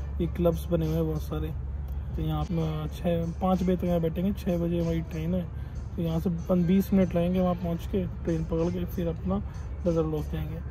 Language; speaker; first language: Hindi; native; Hindi